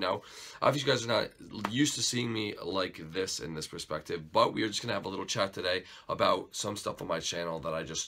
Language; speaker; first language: English; native; English